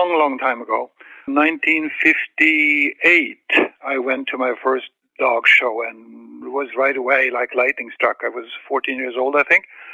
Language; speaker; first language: English; non-native, fluent; Swedish